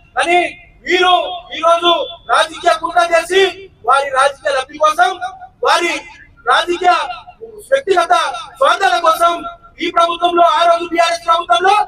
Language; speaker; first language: Telugu; non-native, local second language; Lambadi